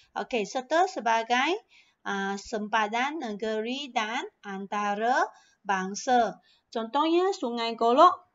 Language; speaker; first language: Malay; non-native, local second language; Chinese